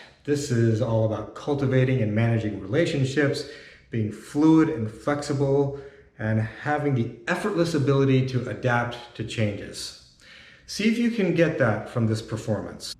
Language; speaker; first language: English; native; English